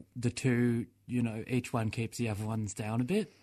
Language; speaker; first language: English; native; English